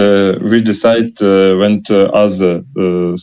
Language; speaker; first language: English; non-native, learner; Russian